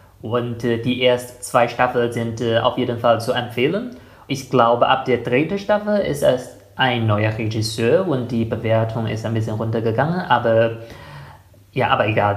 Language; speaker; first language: German; non-native, fluent; Chinese